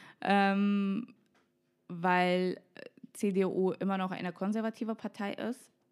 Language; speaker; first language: German; non-native, fluent; Russian